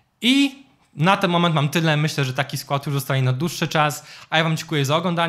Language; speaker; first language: Polish; native; Polish